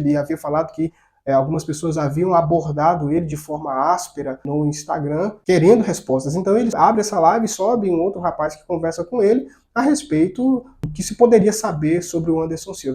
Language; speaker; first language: Portuguese; native; Portuguese